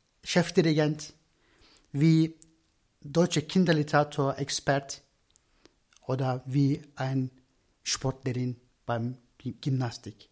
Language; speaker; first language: German; non-native, learner; Turkish